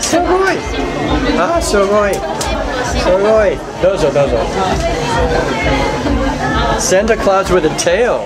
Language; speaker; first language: Japanese; non-native, learner; English